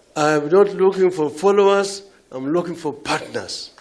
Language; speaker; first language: English; non-native, local second language; Luo (Kenya and Tanzania)